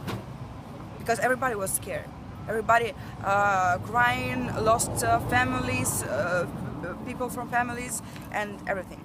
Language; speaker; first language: English; non-native, learner; Russian